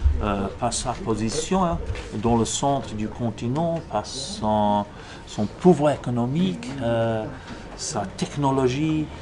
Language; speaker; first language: French; non-native, fluent; English